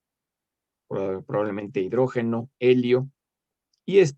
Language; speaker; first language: Spanish; native; Spanish